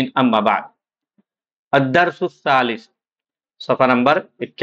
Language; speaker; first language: Arabic; non-native, fluent; Urdu